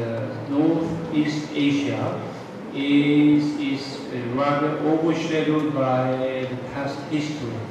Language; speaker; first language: English; non-native, fluent; Korean